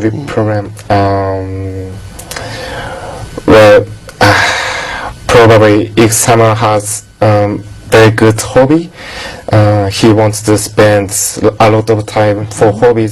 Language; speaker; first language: English; non-native, learner; Japanese